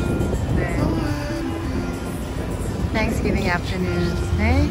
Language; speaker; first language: Korean; native; Korean